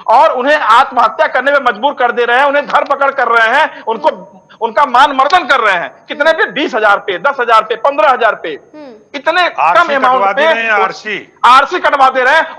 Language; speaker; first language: Hindi; native; Hindi